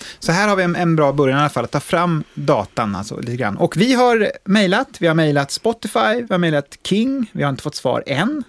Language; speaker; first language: Swedish; native; Swedish